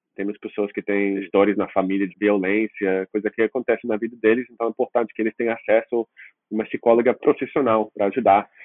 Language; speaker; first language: Portuguese; non-native, fluent; English